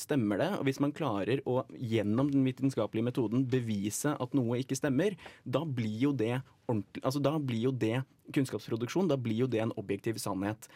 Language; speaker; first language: Norwegian; native; Norwegian